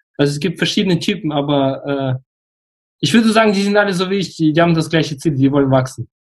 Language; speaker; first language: German; early bilingual, other home language; Russian